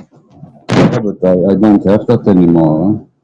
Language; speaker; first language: English; non-native, learner; Dutch